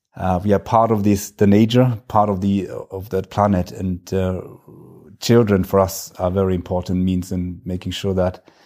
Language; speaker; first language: English; non-native, fluent; German